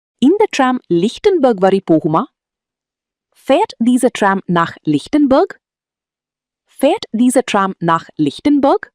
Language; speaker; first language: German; non-native, fluent; Tamil